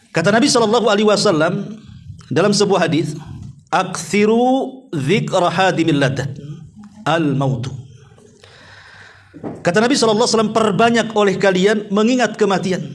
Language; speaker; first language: Indonesian; native; Indonesian